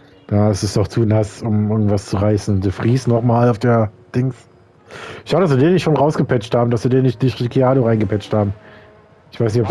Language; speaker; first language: German; native; German